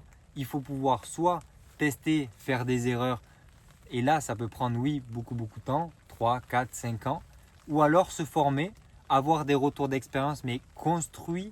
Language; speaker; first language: French; native; French